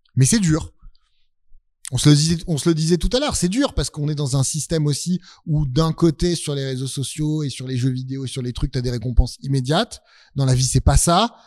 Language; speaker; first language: French; native; French